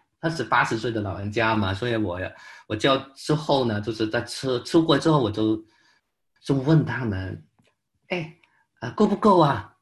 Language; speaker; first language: Chinese; non-native, local second language; Cantonese